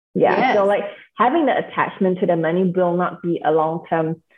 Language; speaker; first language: English; native; English